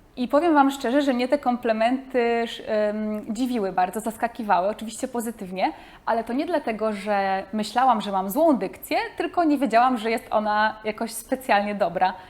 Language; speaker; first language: Polish; native; Polish